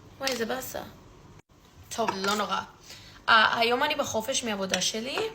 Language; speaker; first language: Hebrew; early bilingual, other home language; English